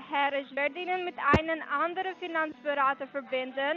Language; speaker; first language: German; non-native, learner; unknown